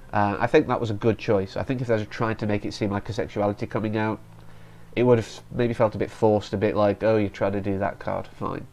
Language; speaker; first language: English; native; English